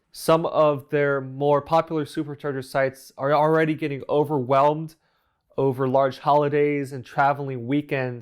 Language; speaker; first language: English; native; English